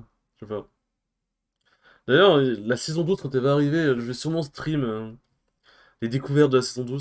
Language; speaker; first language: French; native; French